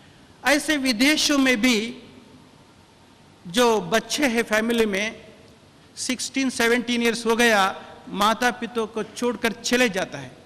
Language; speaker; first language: Hindi; non-native, local second language; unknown